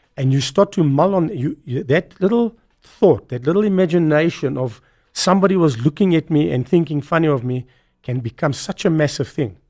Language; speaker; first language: English; native; English